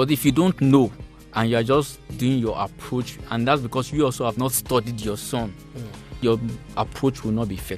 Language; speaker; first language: English; non-native, local second language; Yoruba